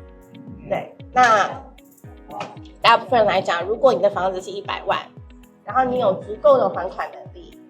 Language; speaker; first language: Chinese; native; Chinese